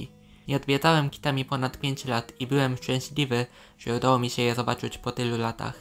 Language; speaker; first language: Polish; early bilingual, heritage; Polish